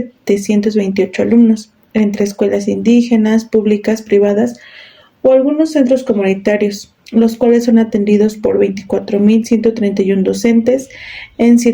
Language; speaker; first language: Spanish; native; Spanish